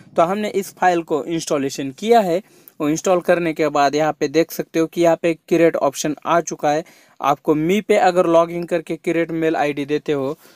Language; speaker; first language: Hindi; non-native, local second language; Marathi